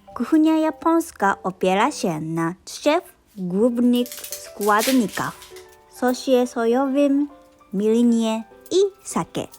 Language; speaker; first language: Polish; non-native, learner; Japanese